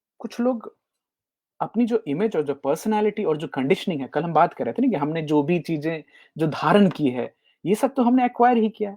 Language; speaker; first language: Hindi; native; Hindi